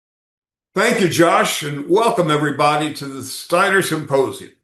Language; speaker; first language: English; native; English